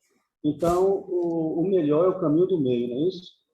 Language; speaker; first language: Portuguese; native; Portuguese